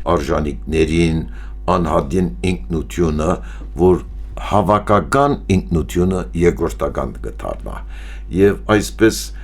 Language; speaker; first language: Armenian; early bilingual, heritage; Armenian